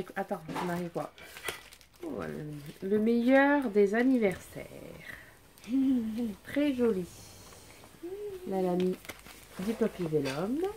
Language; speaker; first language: French; native; French